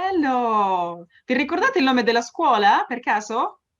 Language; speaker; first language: Italian; early bilingual, heritage; Spanish